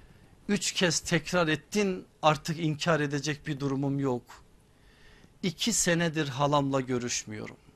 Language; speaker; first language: Turkish; native; Turkish